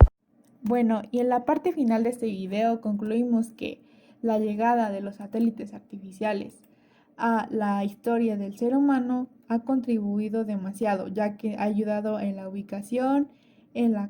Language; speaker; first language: Spanish; native; Spanish